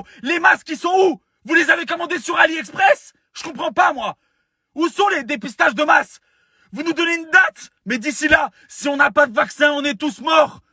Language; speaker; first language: French; native; French